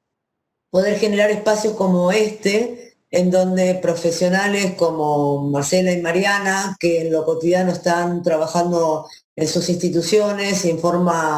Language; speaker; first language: Spanish; native; Spanish